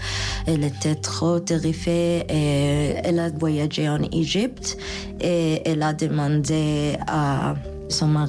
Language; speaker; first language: French; non-native, learner; Arabic